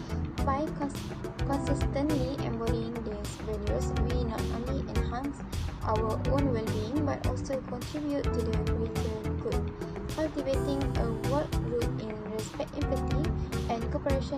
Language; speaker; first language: English; non-native, local second language; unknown